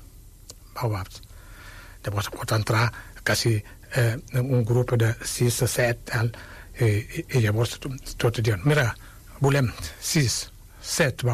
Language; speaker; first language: Catalan; non-native, fluent; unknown